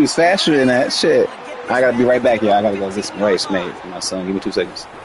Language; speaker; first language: English; native; English